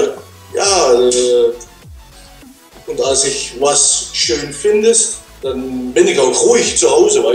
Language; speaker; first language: German; non-native, learner; Dutch